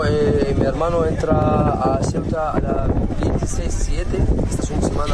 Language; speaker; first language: Spanish; non-native, learner; Arabic